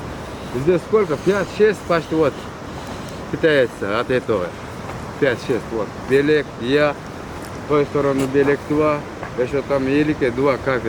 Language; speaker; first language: Russian; non-native, local second language; Kyrgyz